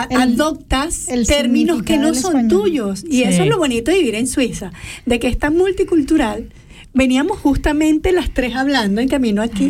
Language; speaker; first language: Spanish; native; Spanish